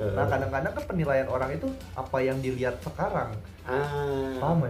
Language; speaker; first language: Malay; non-native, local second language; Sundanese